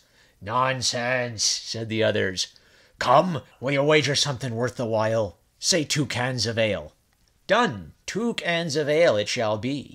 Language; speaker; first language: English; native; English